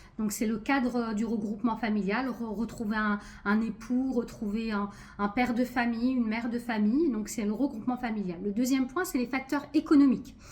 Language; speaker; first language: French; early bilingual, other home language; Arabic